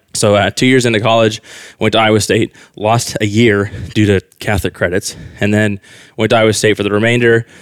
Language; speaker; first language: English; native; English